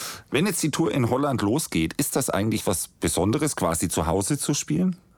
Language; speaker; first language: German; native; German